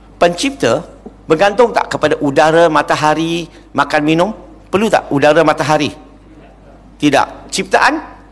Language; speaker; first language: Malay; non-native, local second language; Chinese